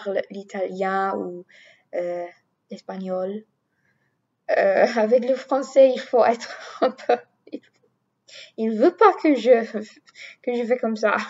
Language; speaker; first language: French; non-native, learner; English